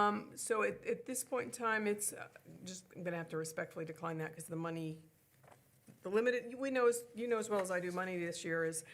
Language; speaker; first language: English; native; English